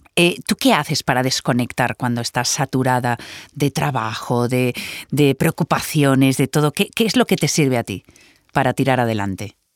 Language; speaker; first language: Spanish; native; Spanish